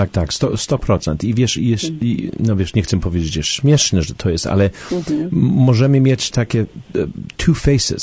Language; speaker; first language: Polish; early bilingual, heritage; Polish